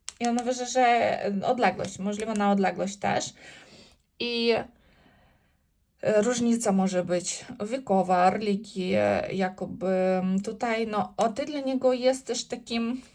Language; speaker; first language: Polish; non-native, learner; Ukrainian